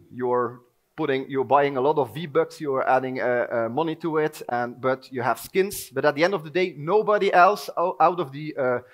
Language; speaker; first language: English; non-native, fluent; Dutch